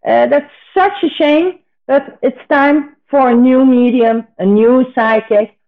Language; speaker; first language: English; non-native, fluent; Dutch